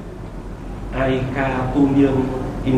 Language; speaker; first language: Korean; non-native, learner; Vietnamese